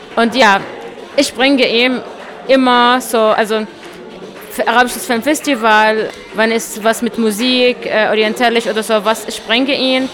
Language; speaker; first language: German; non-native, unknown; Arabic